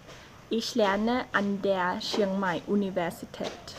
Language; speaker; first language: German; non-native, learner; Thai